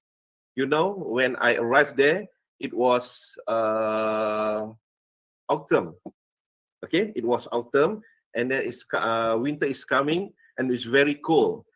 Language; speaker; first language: English; non-native, fluent; Malay